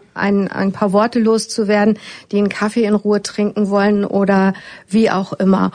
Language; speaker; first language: German; native; German